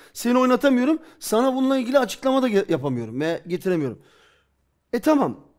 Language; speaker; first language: Turkish; early bilingual, heritage; Turkish